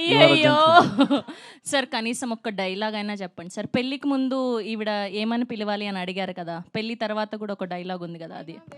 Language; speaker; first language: Telugu; native; Telugu